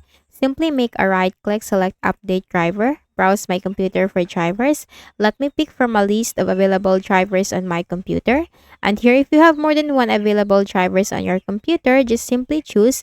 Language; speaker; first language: English; non-native, local second language; Filipino